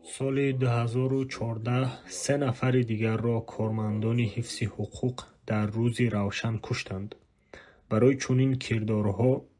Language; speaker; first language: Tajik; non-native, local second language; Shughni